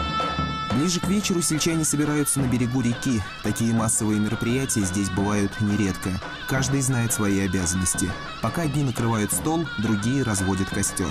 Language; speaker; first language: Russian; native; Russian